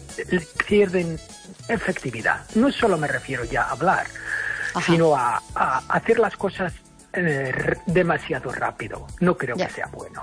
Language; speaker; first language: Spanish; non-native, fluent; English